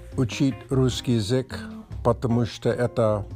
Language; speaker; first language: Russian; non-native, learner; English